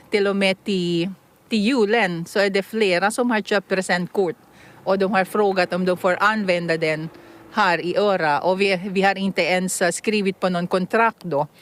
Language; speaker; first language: Swedish; non-native, fluent; Filipino